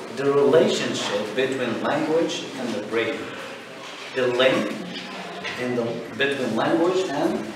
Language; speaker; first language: English; non-native, fluent; Turkish